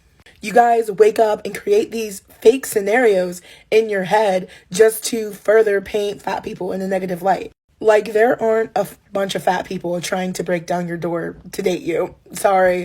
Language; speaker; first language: English; native; English